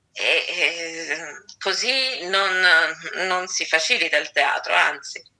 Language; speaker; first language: Italian; native; Italian